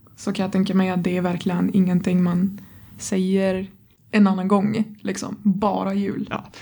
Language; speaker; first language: Swedish; non-native, fluent; Arabic